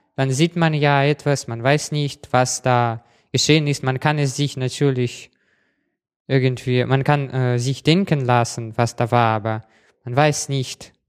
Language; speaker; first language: German; non-native, fluent; Russian